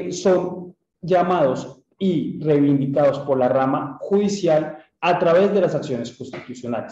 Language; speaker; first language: Spanish; native; Spanish